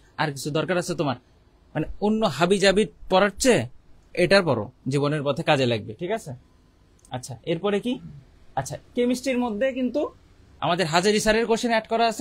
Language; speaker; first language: Bangla; native; Bangla